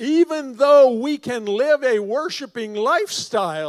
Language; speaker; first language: English; native; English